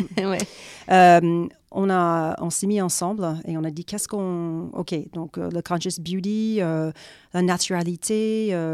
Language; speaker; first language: French; non-native, fluent; English